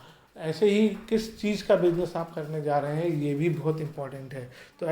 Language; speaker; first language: Hindi; native; Hindi